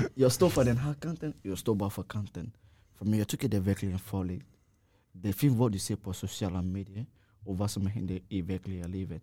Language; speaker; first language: Swedish; non-native, fluent; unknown